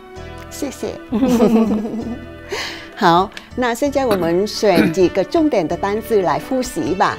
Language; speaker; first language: Chinese; non-native, local second language; Vietnamese